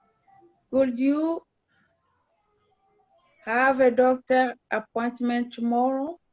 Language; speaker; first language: English; non-native, learner; French